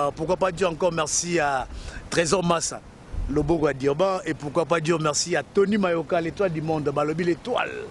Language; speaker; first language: French; non-native, local second language; Lingala